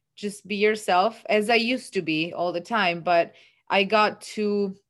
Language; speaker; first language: English; non-native, fluent; Italian